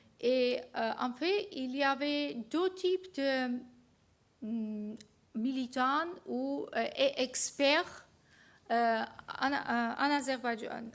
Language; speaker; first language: French; non-native, fluent; Armenian